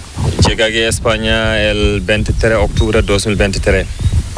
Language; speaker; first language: Spanish; non-native, learner; Fula